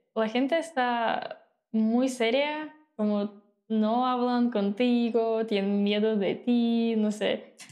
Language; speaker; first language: Spanish; non-native, fluent; Ukrainian